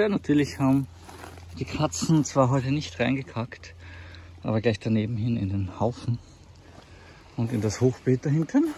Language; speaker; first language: German; native; German